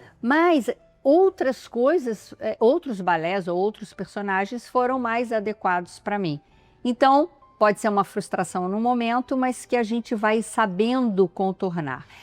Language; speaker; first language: Portuguese; native; Portuguese